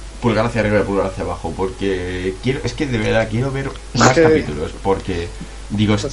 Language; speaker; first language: Spanish; native; Spanish